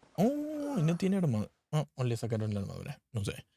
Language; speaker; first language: Spanish; native; Spanish